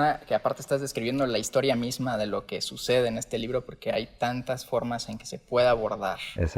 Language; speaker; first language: Spanish; native; Spanish